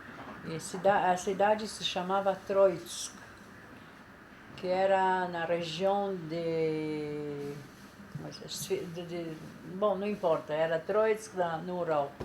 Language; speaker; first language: Portuguese; non-native, fluent; Polish